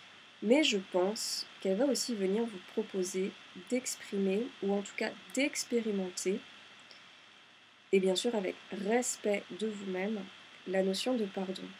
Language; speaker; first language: French; native; French